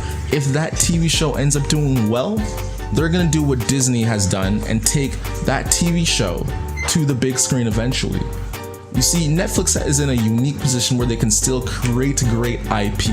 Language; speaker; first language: English; native; English